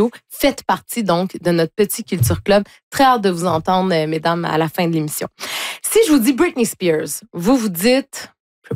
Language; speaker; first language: French; native; French